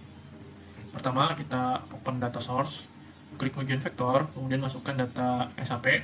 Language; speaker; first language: Indonesian; native; Indonesian